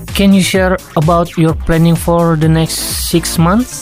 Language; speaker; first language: English; non-native, fluent; Javanese